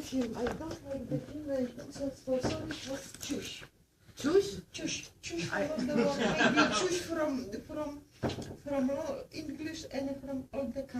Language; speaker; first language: English; non-native, learner; Polish